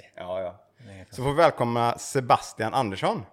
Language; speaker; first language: Swedish; native; Swedish